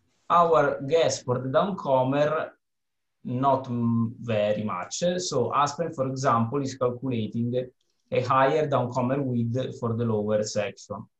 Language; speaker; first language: English; non-native, fluent; Italian